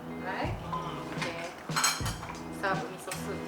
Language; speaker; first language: English; non-native, learner; Japanese